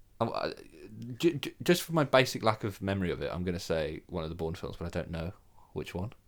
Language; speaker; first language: English; native; English